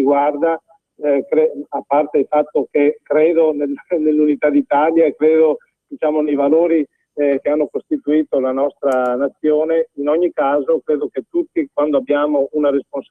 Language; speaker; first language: Italian; native; Italian